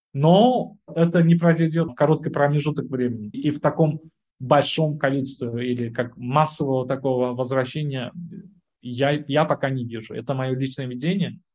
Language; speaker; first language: Russian; non-native, local second language; Uzbek